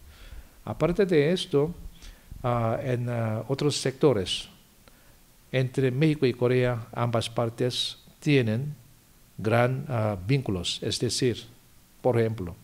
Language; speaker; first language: Spanish; non-native, fluent; Korean